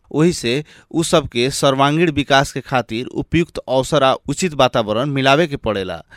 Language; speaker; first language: Bhojpuri; native; Bhojpuri